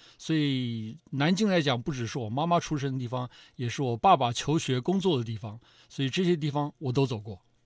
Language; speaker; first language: Chinese; native; Chinese